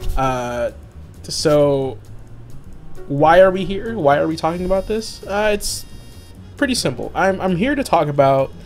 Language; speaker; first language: English; native; English